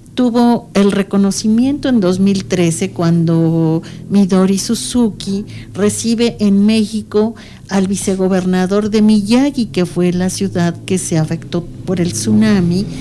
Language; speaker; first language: Spanish; native; Spanish